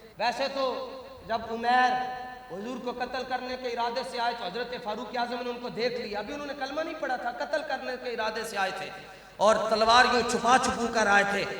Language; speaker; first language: Urdu; non-native, local second language; Punjabi